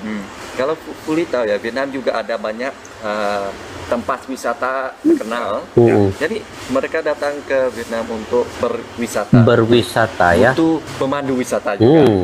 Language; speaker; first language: Indonesian; non-native, fluent; Vietnamese